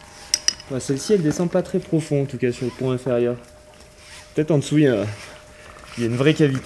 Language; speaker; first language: French; native; French